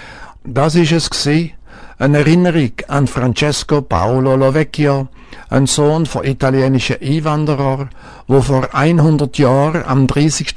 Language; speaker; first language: German; native; German